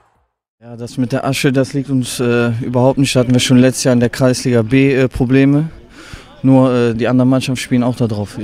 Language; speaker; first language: German; native; German